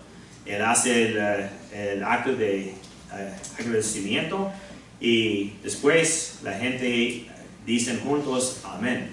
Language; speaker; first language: Spanish; non-native, fluent; English